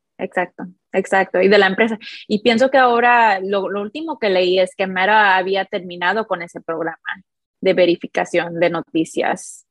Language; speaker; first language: Spanish; early bilingual, heritage; Spanish